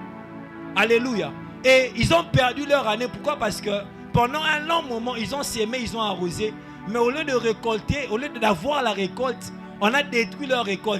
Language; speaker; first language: French; non-native, local second language; Lingala